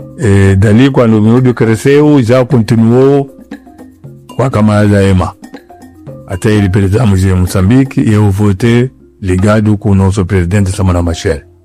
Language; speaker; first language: Portuguese; non-native, local second language; Yao